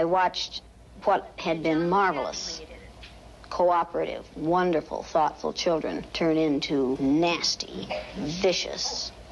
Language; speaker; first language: English; native; English